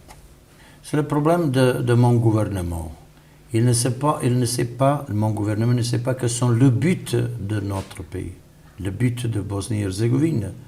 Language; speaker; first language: French; non-native, fluent; Bosnian